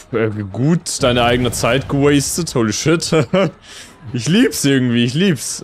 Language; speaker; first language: German; native; German